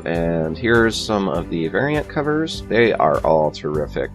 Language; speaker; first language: English; native; English